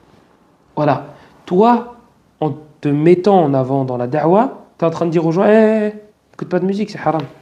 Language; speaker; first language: French; native; French